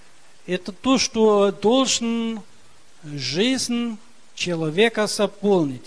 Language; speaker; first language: Russian; early bilingual, heritage; Russian